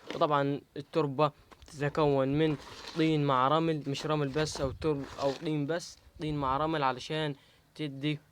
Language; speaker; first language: Arabic; native; Arabic